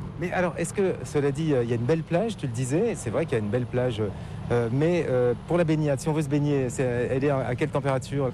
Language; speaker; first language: French; native; French